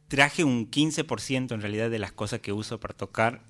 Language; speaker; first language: Spanish; native; Spanish